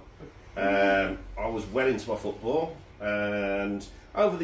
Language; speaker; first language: English; native; English